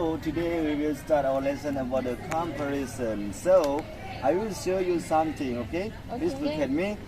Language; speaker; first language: English; non-native, learner; Indonesian